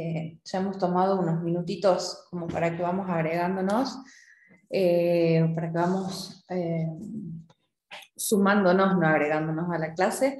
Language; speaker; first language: Spanish; native; Spanish